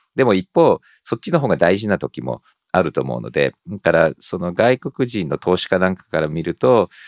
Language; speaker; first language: Japanese; early bilingual, heritage; Japanese